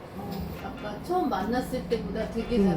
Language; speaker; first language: Korean; native; Korean